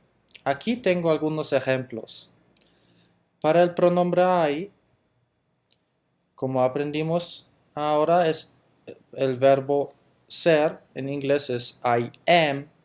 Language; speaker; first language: Spanish; non-native, fluent; German